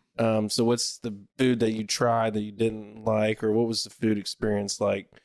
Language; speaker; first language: English; native; English